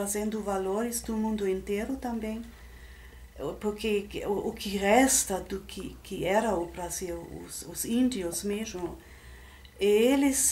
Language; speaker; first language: Portuguese; non-native, fluent; German